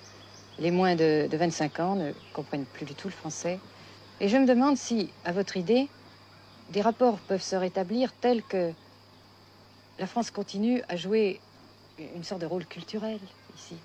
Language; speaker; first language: French; native; French